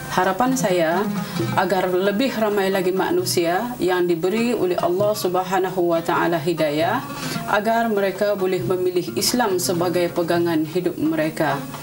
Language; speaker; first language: Malay; non-native, local second language; Central Dusun